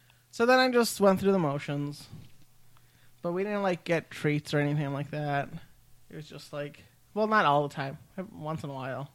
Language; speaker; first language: English; early bilingual, other home language; Spanish